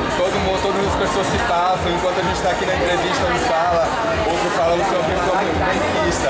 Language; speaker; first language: Portuguese; native; Portuguese